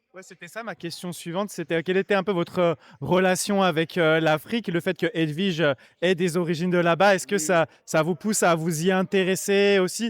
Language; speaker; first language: French; native; French